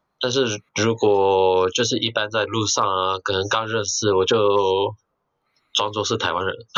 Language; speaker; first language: Chinese; early bilingual, heritage; Chinese